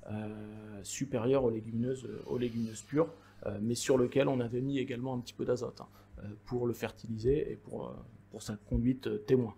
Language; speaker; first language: French; native; French